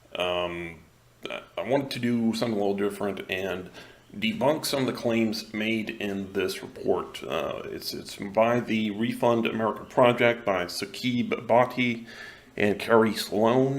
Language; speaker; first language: English; non-native, local second language; Spanish